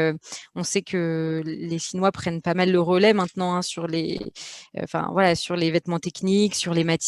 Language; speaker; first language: French; native; French